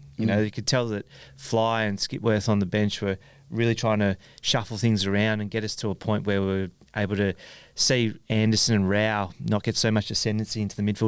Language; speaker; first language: English; native; English